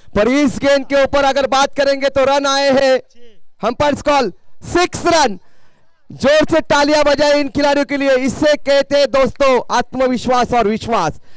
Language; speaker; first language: Hindi; non-native, local second language; Marathi